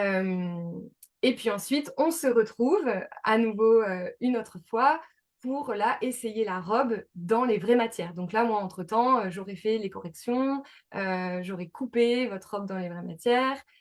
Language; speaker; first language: French; native; French